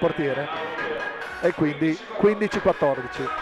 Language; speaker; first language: Italian; native; Italian